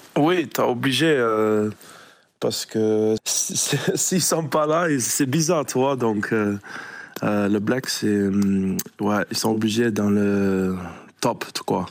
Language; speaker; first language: French; non-native, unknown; English